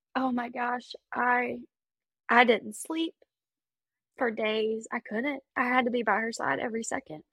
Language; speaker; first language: English; native; English